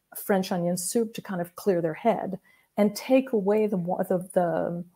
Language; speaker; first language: English; native; English